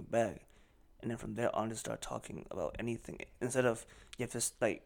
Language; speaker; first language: English; non-native, local second language; Cantonese